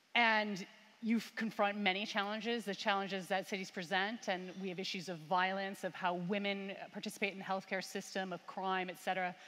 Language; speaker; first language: English; native; English